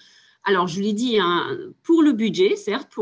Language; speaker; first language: French; native; French